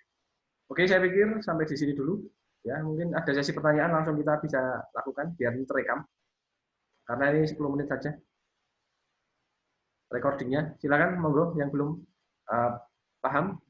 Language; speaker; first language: Indonesian; native; Indonesian